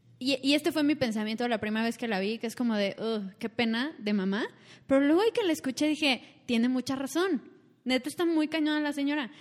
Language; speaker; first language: Spanish; native; Spanish